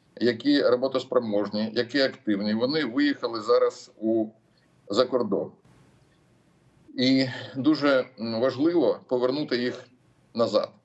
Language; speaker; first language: Ukrainian; non-native, local second language; Russian